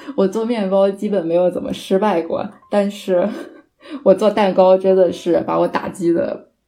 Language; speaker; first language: Chinese; native; Chinese